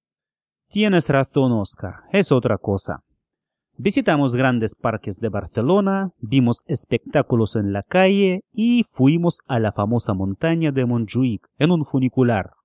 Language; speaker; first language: Spanish; non-native, fluent; Russian